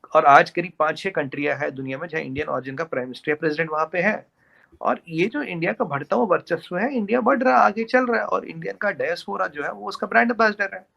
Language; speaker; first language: Hindi; native; Hindi